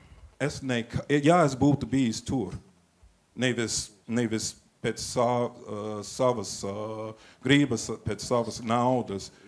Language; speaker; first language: Latvian; non-native, fluent; English